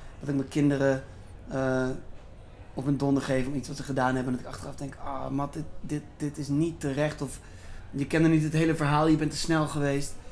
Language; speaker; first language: Dutch; native; Dutch